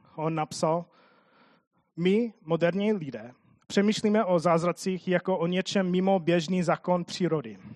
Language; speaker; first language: Czech; non-native, fluent; English